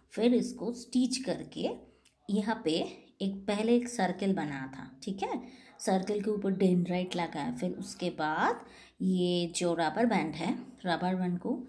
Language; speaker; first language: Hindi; non-native, local second language; Bangla